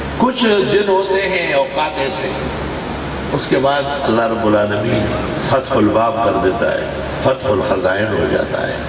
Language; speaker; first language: Urdu; non-native, local second language; Pashto